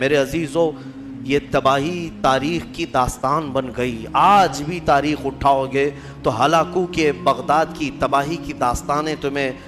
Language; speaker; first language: Urdu; native; Urdu